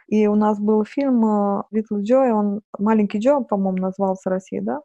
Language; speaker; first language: Russian; non-native, fluent; Lithuanian